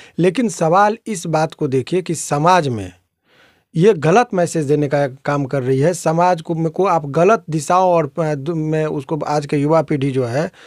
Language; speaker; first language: Hindi; native; Hindi